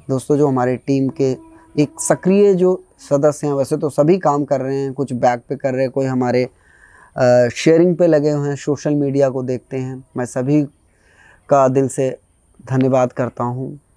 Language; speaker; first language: Hindi; non-native, local second language; Bhojpuri